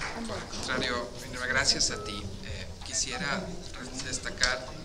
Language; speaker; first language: Spanish; native; Spanish